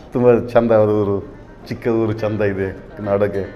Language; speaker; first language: Kannada; non-native, local second language; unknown